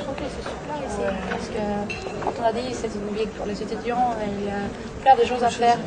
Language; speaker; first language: French; non-native, learner; Norwegian